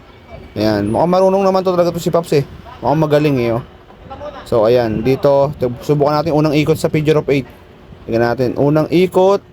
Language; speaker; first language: Filipino; native; Filipino